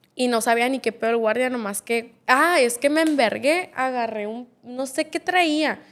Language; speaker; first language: Spanish; native; Spanish